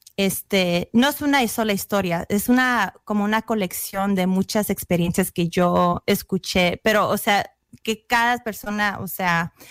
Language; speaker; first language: Spanish; early bilingual, heritage; Spanish